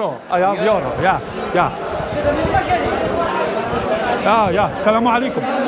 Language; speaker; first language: English; non-native, learner; Arabic